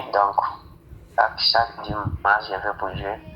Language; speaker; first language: French; non-native, fluent; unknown